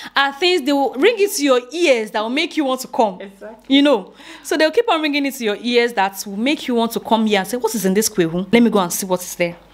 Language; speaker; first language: English; non-native, local second language; Igbo